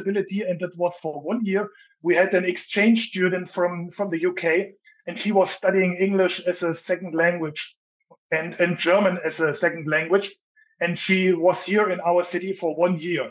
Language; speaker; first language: English; non-native, fluent; German